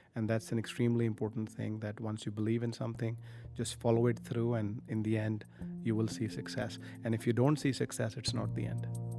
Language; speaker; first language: English; non-native, local second language; Punjabi